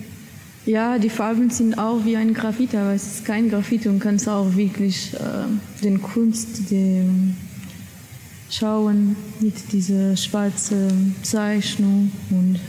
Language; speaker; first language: German; non-native, learner; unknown